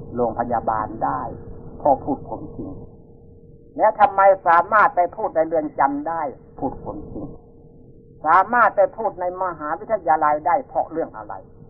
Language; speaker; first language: Thai; non-native, local second language; Northeastern Thai